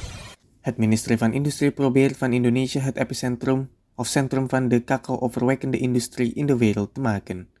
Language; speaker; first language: Dutch; non-native, fluent; Indonesian